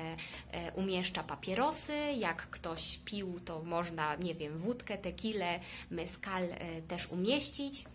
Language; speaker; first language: Polish; native; Polish